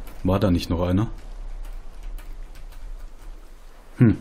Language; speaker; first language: German; native; German